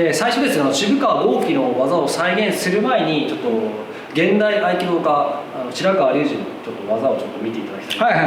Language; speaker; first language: Japanese; native; Japanese